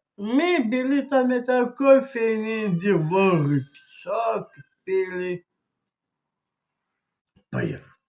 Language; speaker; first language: Russian; non-native, local second language; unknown